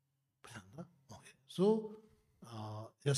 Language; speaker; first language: Russian; non-native, learner; Tibetan